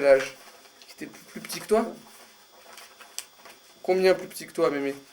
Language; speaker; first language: French; native; French